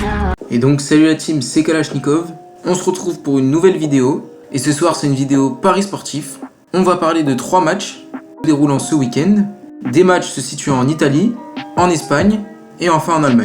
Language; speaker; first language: French; native; French